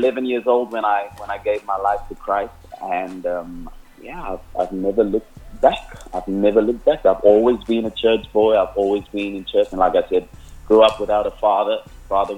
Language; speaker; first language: English; non-native, local second language; Afrikaans